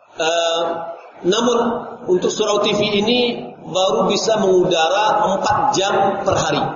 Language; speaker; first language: Indonesian; non-native, local second language; Minangkabau